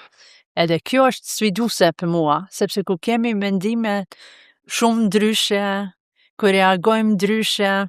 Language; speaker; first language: Albanian; non-native, fluent; Norwegian